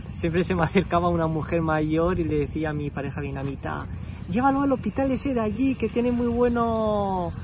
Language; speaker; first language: Spanish; native; Spanish